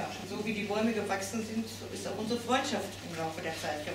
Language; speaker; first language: German; native; German